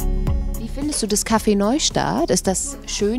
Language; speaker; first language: German; native; German